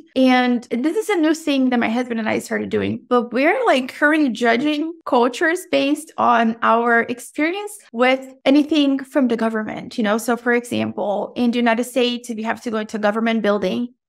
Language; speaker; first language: English; non-native, fluent; Portuguese